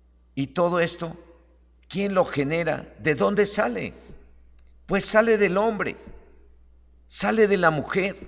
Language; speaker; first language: Spanish; native; Spanish